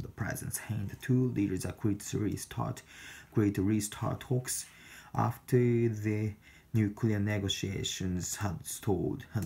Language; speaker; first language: English; non-native, fluent; Japanese